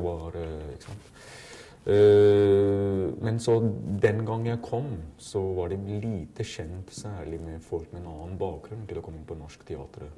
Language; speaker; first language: Norwegian; non-native, fluent; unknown